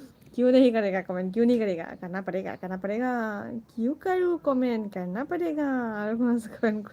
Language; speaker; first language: Hindi; non-native, local second language; Assamese